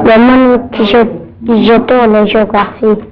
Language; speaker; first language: French; non-native, learner; English